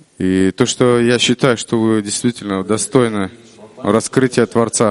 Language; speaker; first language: Russian; non-native, local second language; Kyrgyz